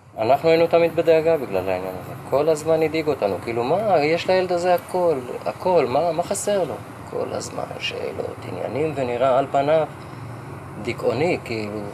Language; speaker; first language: Hebrew; native; Hebrew